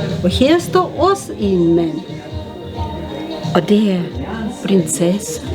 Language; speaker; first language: Danish; non-native, learner; Russian